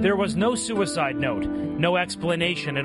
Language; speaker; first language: English; native; English